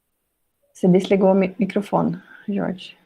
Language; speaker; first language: Portuguese; non-native, fluent; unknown